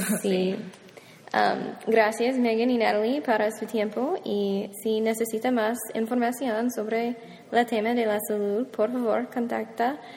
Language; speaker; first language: Spanish; non-native, learner; English